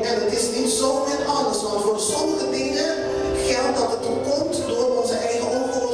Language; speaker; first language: Dutch; non-native, local second language; Papiamento